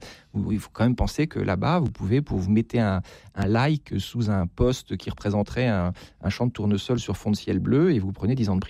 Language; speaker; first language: French; native; French